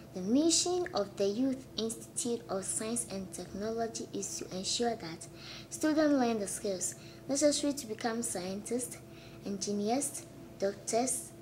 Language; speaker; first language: English; non-native, local second language; Akan